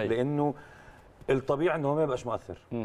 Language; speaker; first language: Arabic; native; Arabic